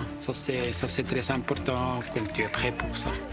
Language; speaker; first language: French; non-native, local second language; German